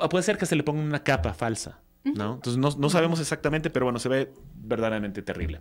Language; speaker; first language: Spanish; native; Spanish